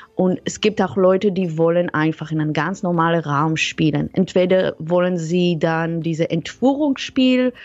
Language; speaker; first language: German; non-native, fluent; Hebrew